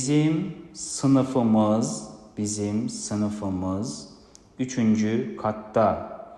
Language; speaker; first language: Turkish; non-native, fluent; Kazakh